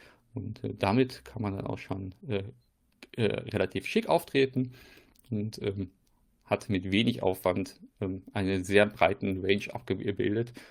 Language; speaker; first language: German; native; German